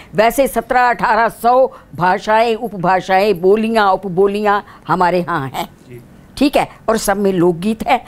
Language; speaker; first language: Hindi; non-native, local second language; Dogri